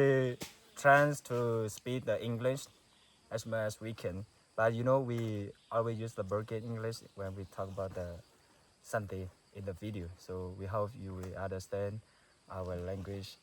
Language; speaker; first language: English; non-native, learner; S'gaw Karen